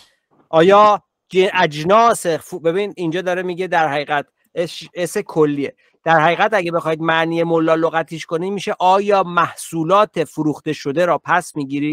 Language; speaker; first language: Persian; native; Persian